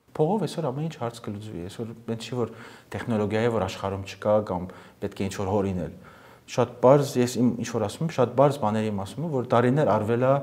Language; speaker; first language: Armenian; early bilingual, heritage; Armenian